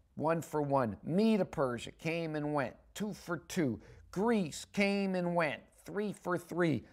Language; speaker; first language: English; native; English